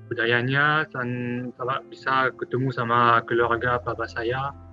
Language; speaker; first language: Indonesian; non-native, learner; French